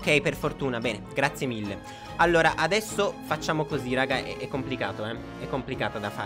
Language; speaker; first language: Italian; native; Italian